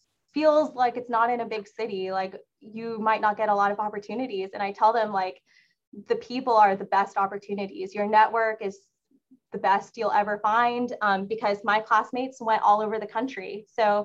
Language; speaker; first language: English; native; English